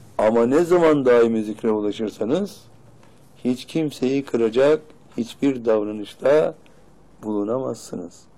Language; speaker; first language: Turkish; native; Turkish